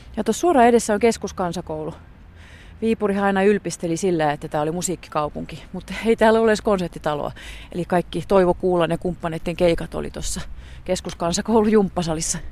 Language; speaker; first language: Finnish; native; Finnish